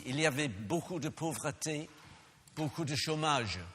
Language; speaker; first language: French; non-native, fluent; English